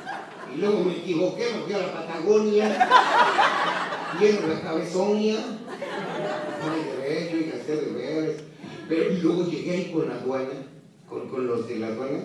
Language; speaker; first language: Spanish; native; Spanish